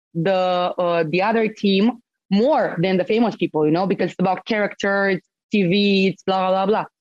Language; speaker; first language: English; non-native, fluent; Romanian